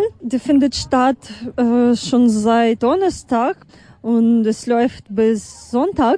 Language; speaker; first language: German; non-native, fluent; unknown